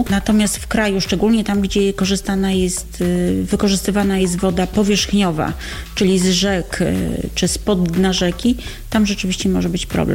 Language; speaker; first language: Polish; native; Polish